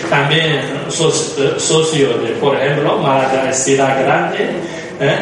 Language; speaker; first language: Spanish; non-native, learner; Tibetan